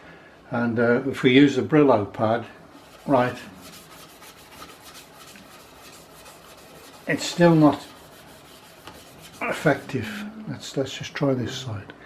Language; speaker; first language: English; native; English